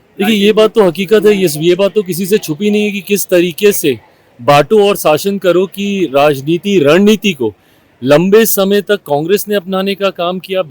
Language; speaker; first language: Hindi; native; Hindi